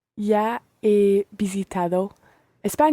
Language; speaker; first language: Spanish; non-native, learner; English